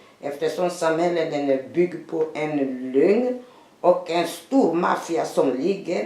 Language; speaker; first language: Swedish; non-native, learner; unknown